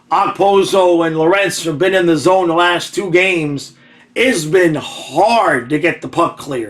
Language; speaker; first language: English; native; English